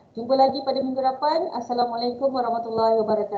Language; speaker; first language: Malay; native; Malay